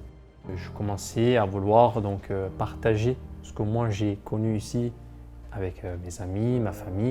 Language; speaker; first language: French; non-native, fluent; Arabic